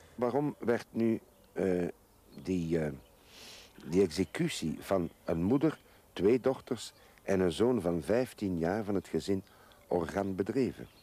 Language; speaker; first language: Dutch; native; Dutch